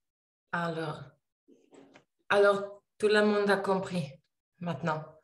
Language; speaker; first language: French; non-native, learner; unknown